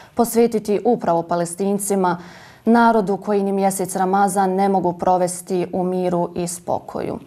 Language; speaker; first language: Bosnian; native; Bosnian